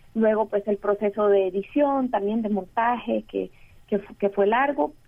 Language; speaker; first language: Spanish; native; Spanish